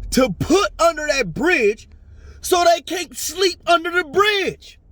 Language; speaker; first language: English; native; English